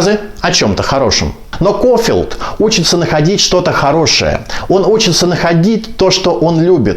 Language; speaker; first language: Russian; native; Russian